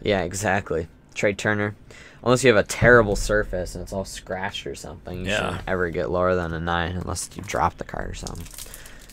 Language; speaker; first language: English; native; English